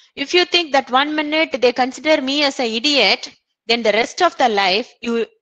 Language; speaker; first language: English; non-native, local second language; Tamil